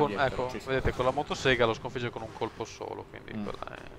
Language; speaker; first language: Italian; native; Italian